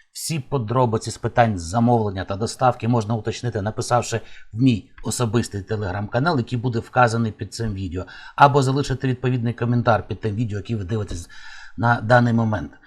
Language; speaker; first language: Ukrainian; native; Ukrainian